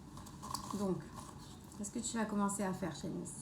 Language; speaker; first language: French; native; French